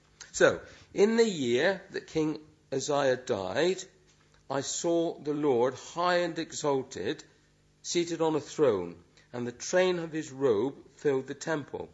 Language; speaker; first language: English; native; English